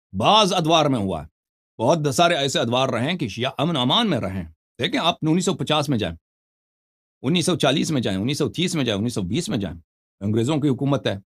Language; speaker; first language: Urdu; non-native, fluent; Persian